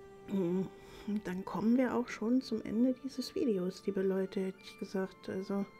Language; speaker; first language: German; native; German